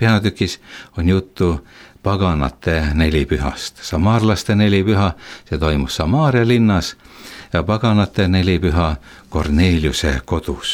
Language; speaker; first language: Estonian; native; Estonian